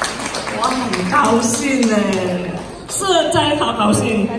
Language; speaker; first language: Chinese; early bilingual, heritage; Chinese